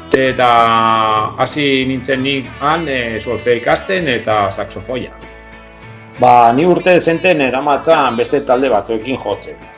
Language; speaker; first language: Basque; non-native, local second language; Spanish